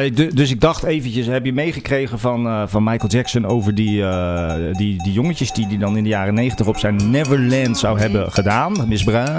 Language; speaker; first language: Dutch; native; Dutch